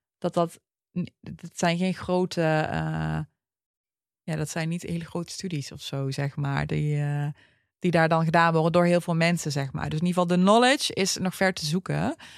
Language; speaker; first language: Dutch; early bilingual, other home language; Turkish